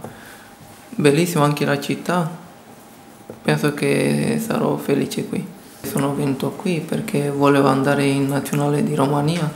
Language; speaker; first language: Italian; non-native, learner; Romanian